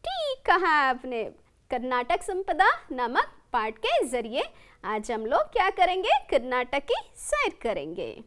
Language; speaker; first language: Hindi; non-native, local second language; Kannada